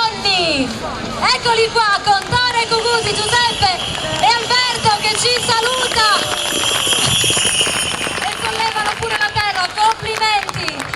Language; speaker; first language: Italian; native; Italian